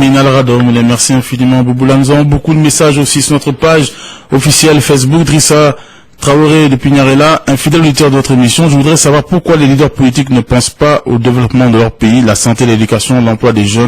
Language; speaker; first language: French; non-native, local second language; Bambara